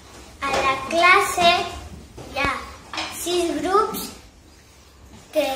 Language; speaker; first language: Catalan; non-native, local second language; Spanish